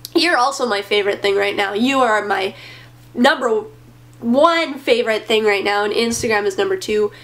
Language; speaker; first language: English; native; English